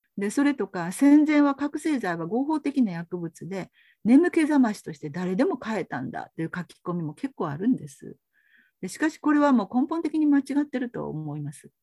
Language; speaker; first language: Japanese; native; Japanese